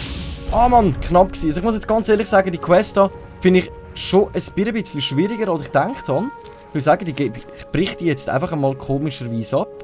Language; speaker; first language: German; native; German